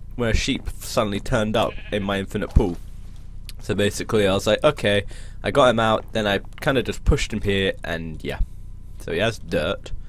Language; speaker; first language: English; native; English